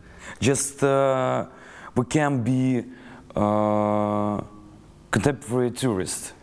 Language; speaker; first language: English; non-native, learner; Russian